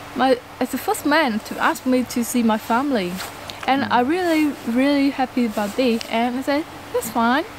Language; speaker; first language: English; non-native, learner; Khmer